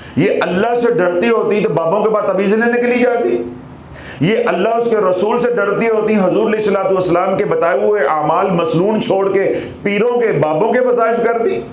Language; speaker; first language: Urdu; non-native, local second language; Punjabi